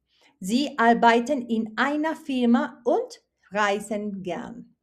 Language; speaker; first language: German; non-native, fluent; Spanish